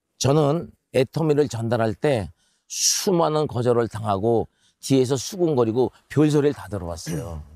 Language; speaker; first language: Korean; native; Korean